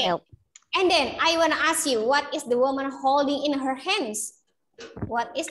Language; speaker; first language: English; non-native, fluent; Indonesian